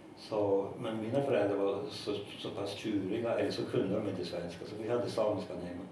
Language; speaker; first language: Swedish; non-native, local second language; Northern Sami